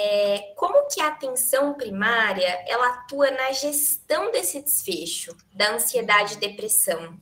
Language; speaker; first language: Portuguese; native; Portuguese